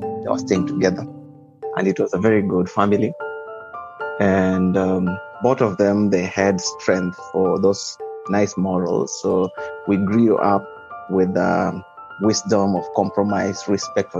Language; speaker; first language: English; non-native, local second language; Luyia